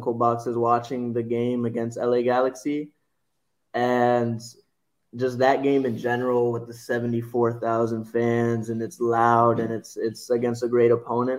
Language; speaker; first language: English; native; English